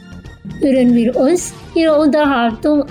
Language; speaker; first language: German; non-native, fluent; Indonesian